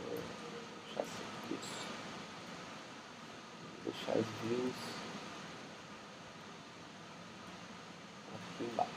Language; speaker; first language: Portuguese; native; Portuguese